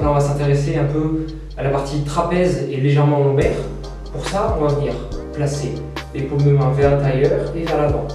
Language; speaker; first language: French; native; French